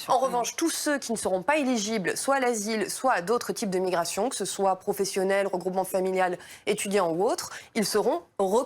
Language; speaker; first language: French; native; French